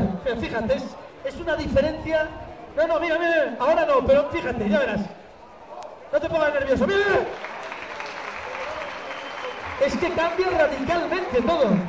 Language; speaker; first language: Spanish; native; Spanish